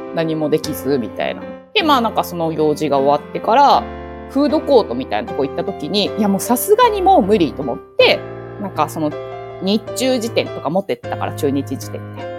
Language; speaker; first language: Japanese; native; Japanese